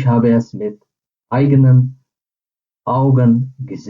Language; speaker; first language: German; non-native, fluent; Urdu